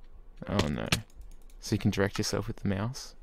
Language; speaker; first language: English; native; English